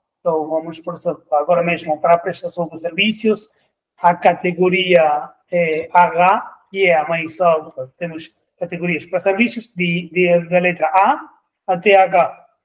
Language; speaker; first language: Portuguese; non-native, fluent; Spanish